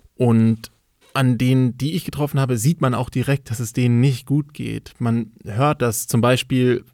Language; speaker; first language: German; native; German